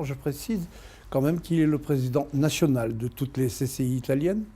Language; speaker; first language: French; native; French